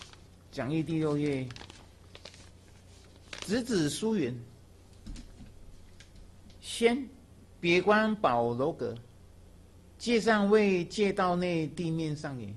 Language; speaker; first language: Chinese; native; Chinese